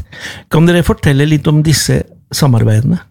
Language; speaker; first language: Norwegian; non-native, fluent; Spanish